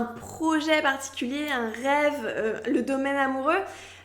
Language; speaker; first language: French; native; French